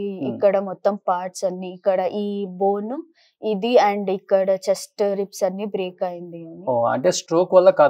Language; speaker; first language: Telugu; native; Telugu